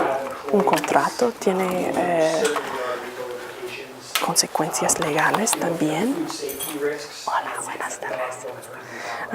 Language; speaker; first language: Spanish; non-native, fluent; English